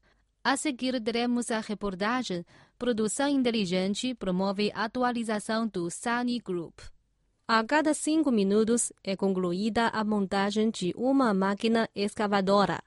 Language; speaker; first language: Portuguese; non-native, fluent; Chinese